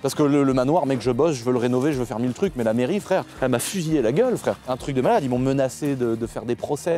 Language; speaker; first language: French; native; French